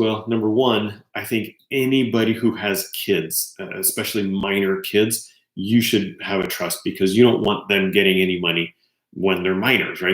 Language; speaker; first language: English; native; English